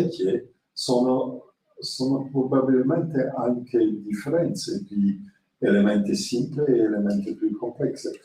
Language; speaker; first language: Italian; non-native, learner; French